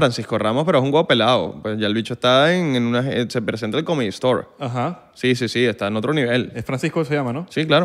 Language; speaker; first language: Spanish; native; Spanish